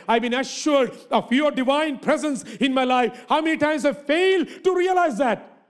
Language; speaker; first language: English; non-native, local second language; Malayalam